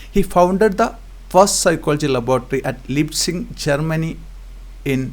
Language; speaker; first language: English; non-native, local second language; Malayalam